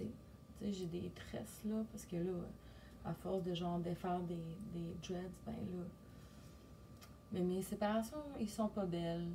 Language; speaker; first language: French; native; French